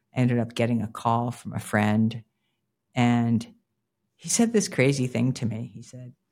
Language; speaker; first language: English; native; English